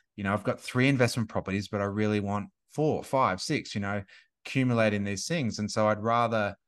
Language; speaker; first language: English; native; English